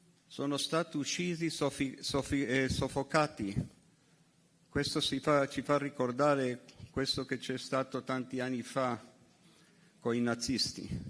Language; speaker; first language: Italian; non-native, fluent; Hebrew